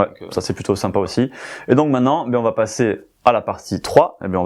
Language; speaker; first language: French; native; French